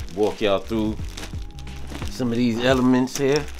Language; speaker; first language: English; native; English